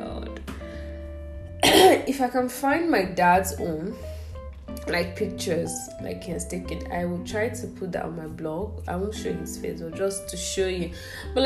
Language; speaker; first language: English; non-native, local second language; Igbo